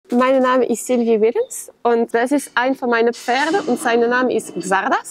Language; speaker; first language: German; non-native, fluent; French